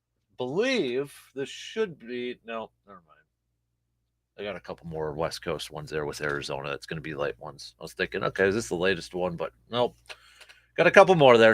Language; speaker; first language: English; native; English